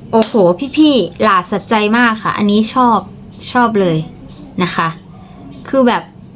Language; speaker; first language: Thai; native; Thai